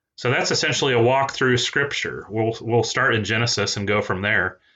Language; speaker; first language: English; native; English